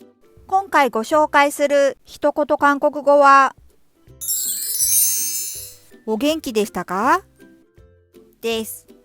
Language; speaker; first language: Japanese; non-native, fluent; Korean